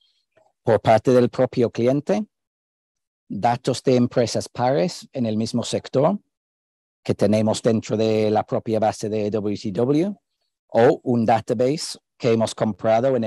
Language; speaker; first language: Spanish; non-native, fluent; English